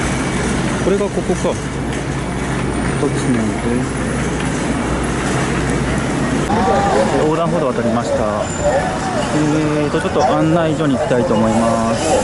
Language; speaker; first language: Japanese; native; Japanese